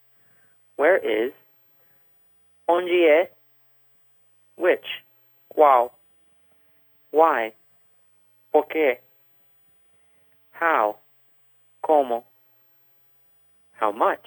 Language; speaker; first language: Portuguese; non-native, fluent; English